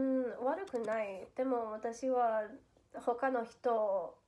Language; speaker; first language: Japanese; non-native, learner; English